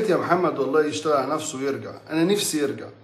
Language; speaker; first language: Arabic; native; Arabic